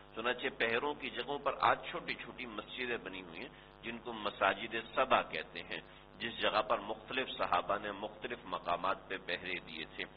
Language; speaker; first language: Urdu; non-native, local second language; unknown